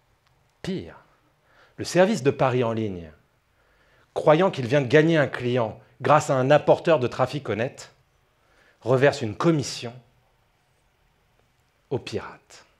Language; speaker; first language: French; native; French